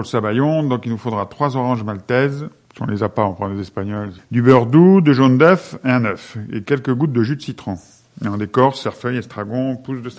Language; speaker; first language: French; native; French